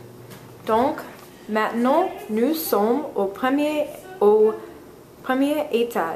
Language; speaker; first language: French; non-native, learner; English